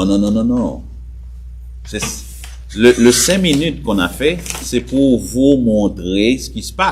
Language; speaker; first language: French; native; French